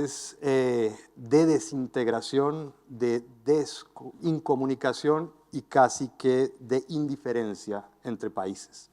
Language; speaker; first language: Spanish; native; Spanish